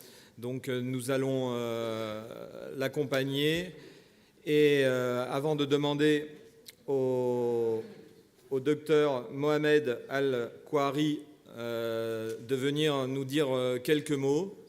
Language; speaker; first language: French; native; French